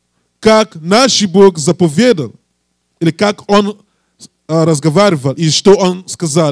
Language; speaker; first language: Russian; non-native, learner; English